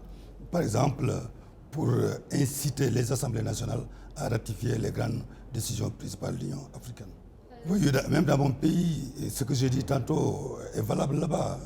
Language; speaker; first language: French; non-native, local second language; Wolof